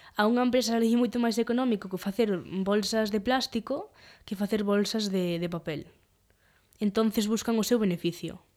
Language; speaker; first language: Galician; non-native, local second language; Spanish